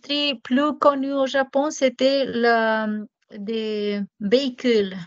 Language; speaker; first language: French; non-native, fluent; Japanese